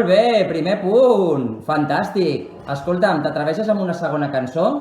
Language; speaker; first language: Catalan; native; Catalan